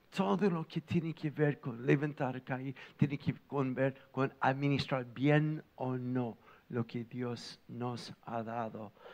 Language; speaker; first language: Spanish; non-native, fluent; English